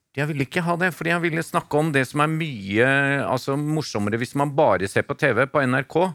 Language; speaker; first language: Norwegian; native; Norwegian